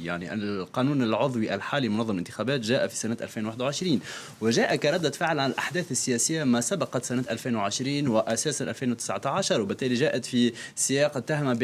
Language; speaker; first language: Arabic; native; Arabic